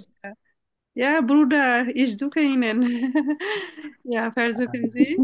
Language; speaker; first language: German; non-native, fluent; Bangla